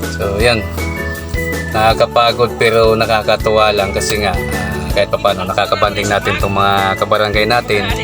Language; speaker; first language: Filipino; non-native, local second language; Bikol